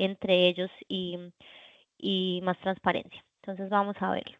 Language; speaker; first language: Spanish; native; Spanish